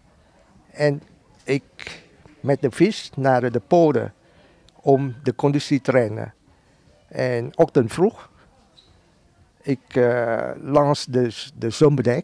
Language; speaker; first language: Dutch; non-native, learner; Vietnamese